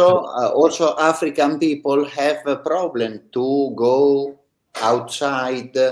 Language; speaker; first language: English; non-native, learner; Italian